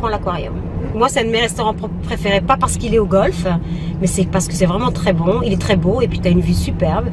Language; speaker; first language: French; native; French